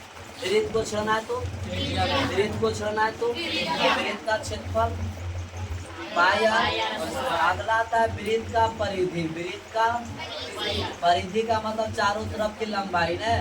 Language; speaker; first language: Hindi; native; Hindi